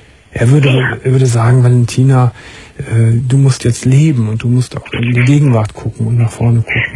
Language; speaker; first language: German; native; German